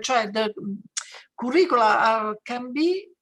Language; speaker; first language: English; non-native, learner; Italian